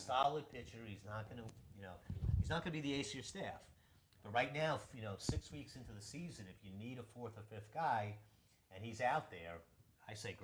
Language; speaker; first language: English; native; English